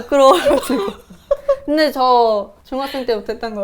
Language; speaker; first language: Korean; native; Korean